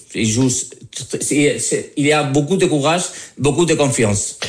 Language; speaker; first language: French; non-native, learner; Spanish